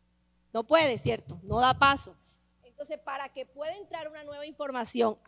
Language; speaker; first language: Spanish; native; Spanish